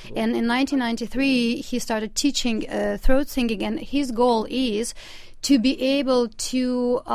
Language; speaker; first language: English; non-native, fluent; Russian